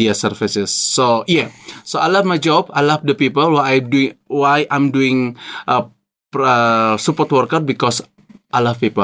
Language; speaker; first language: English; non-native, learner; Indonesian